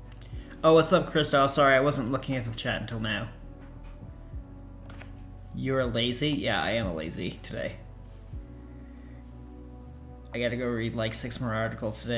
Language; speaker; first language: English; native; English